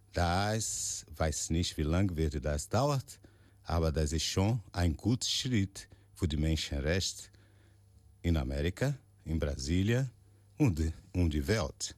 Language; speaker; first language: German; non-native, learner; Portuguese